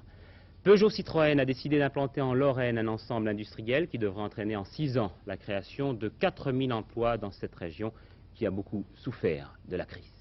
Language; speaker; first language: French; native; French